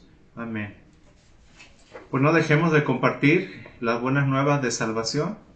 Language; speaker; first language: Spanish; native; Spanish